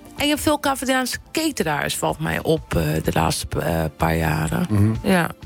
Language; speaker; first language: Dutch; early bilingual, other home language; Kabuverdianu